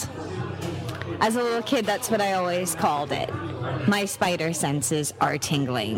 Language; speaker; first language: English; native; English